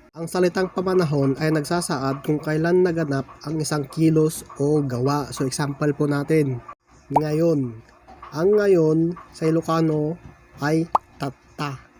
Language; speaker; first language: Filipino; non-native, local second language; Iloko